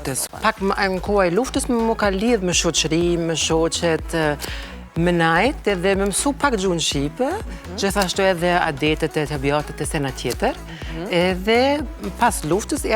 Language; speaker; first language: Albanian; non-native, fluent; German